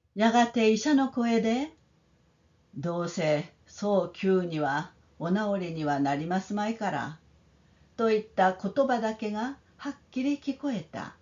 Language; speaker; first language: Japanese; non-native, fluent; Korean